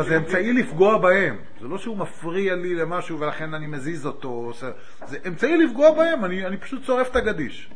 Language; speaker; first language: Hebrew; native; Hebrew